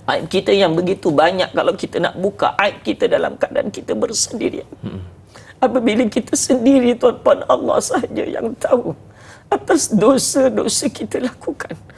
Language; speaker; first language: Malay; native; Malay